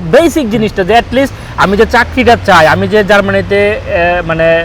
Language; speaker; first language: Bangla; native; Bangla